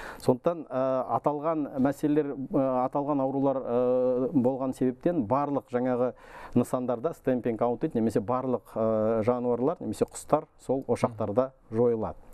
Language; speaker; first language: Kazakh; native; Kazakh